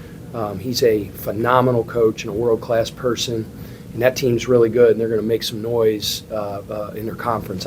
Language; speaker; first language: English; native; English